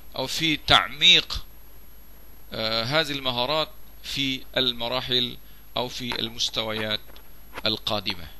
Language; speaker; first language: Arabic; non-native, fluent; Malay